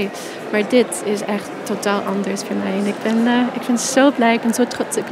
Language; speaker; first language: Dutch; non-native, fluent; English